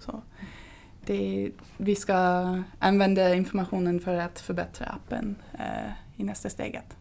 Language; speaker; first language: Swedish; non-native, fluent; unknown